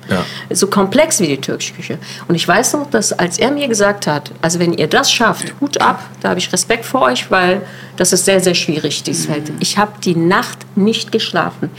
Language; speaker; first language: German; early bilingual, other home language; Turkish